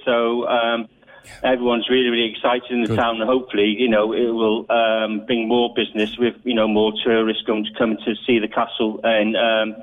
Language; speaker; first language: English; native; English